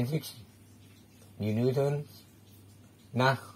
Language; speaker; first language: German; non-native, learner; Indonesian